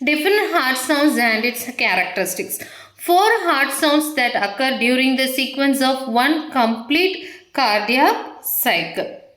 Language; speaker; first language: English; non-native, local second language; Tamil